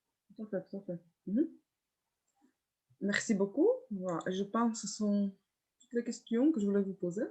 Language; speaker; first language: French; non-native, fluent; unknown